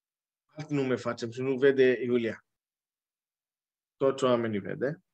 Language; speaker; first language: Romanian; non-native, learner; Greek